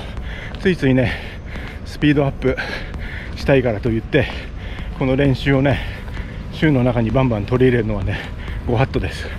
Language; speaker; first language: Japanese; native; Japanese